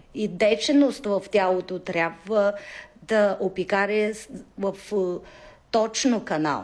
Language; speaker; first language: Bulgarian; non-native, learner; Chinese